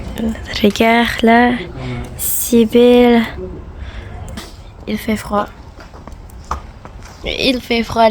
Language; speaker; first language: French; non-native, learner; Indonesian